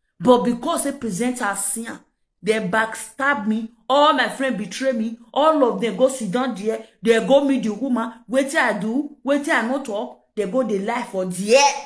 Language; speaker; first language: Nigerian Pidgin; non-native, local second language; Yoruba